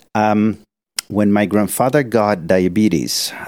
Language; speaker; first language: English; non-native, fluent; Italian